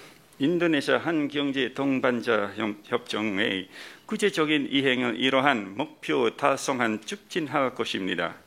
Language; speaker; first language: Korean; non-native, fluent; Indonesian